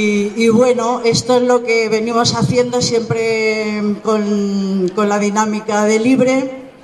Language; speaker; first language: Spanish; native; Spanish